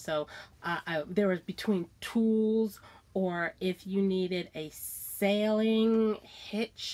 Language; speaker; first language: English; native; English